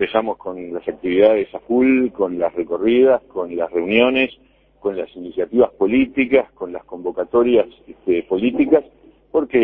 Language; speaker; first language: Spanish; native; Spanish